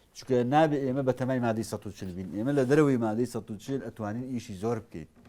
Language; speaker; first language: Central Kurdish; native; Central Kurdish